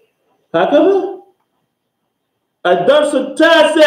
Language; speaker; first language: Arabic; non-native, fluent; English